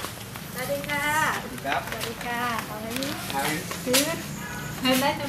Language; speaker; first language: English; non-native, learner; Thai